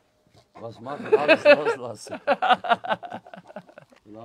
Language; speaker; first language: German; non-native, learner; Turkish